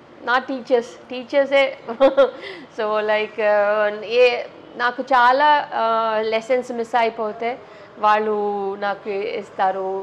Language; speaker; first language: Telugu; non-native, local second language; Tamil